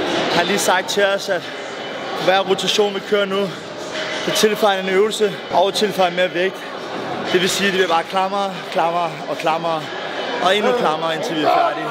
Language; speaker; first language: Danish; native; Danish